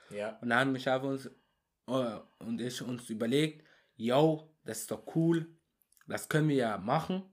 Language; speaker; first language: German; early bilingual, other home language; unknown